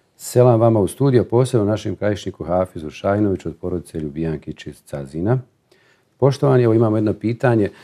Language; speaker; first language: Bosnian; native; Bosnian